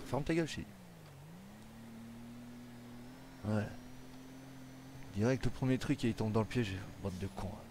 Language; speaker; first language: French; native; French